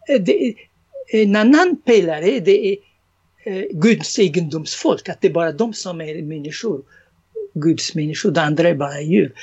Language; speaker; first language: Swedish; non-native, fluent; Arabic